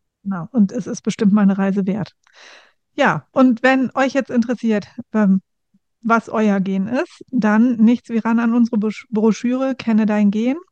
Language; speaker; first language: German; native; German